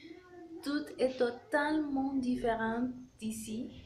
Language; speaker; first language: French; non-native, learner; Spanish